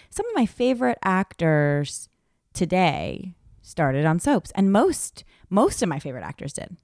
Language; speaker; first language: English; native; English